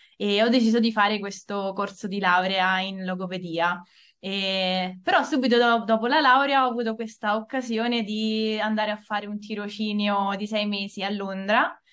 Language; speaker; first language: Italian; native; Italian